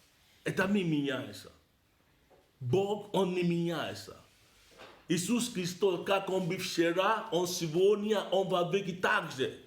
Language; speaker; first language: Russian; non-native, learner; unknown